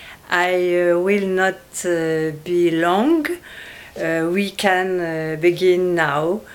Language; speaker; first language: English; non-native, learner; French